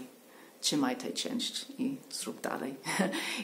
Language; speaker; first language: Polish; non-native, learner; English